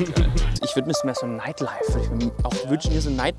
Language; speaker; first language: German; native; German